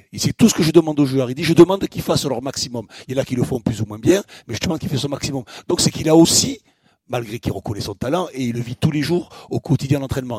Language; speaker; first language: French; native; French